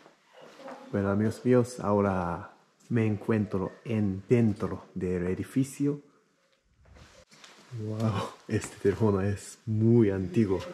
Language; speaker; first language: Spanish; non-native, fluent; Japanese